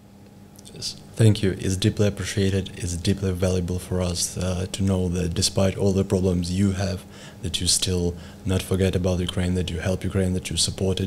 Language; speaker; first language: English; non-native, learner; Ukrainian